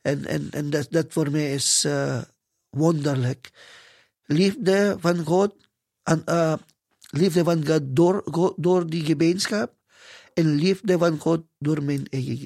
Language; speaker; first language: Dutch; non-native, fluent; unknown